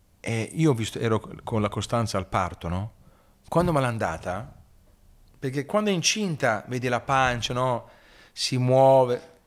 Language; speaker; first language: Italian; early bilingual, heritage; Italian